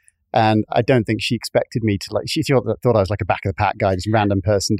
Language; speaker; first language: English; native; English